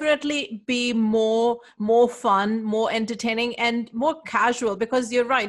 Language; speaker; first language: English; non-native, local second language; Urdu